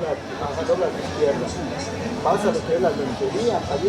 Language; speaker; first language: Spanish; native; Spanish